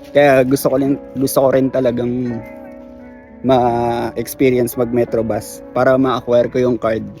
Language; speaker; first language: Filipino; native; Filipino